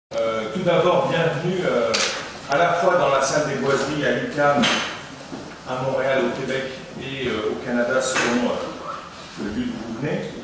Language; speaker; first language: French; native; French